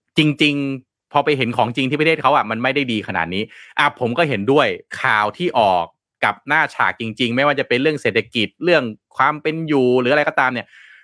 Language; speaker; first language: Thai; non-native, local second language; Lao